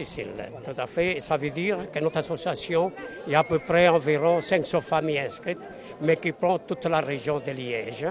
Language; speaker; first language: French; non-native, fluent; Italian